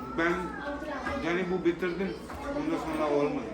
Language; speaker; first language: Turkish; non-native, learner; Urdu